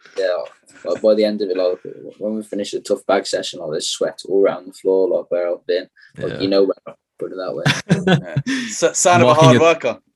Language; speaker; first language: English; native; English